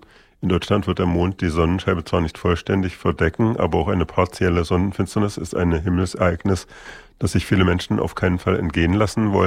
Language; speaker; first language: German; native; German